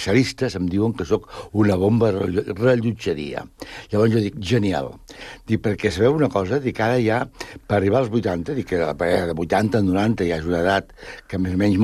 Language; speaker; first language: Catalan; native; Catalan